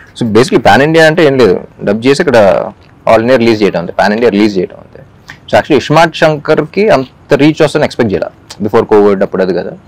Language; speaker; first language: Telugu; native; Telugu